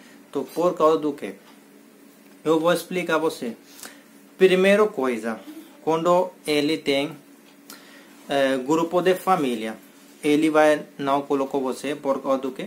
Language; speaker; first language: Portuguese; non-native, learner; Hindi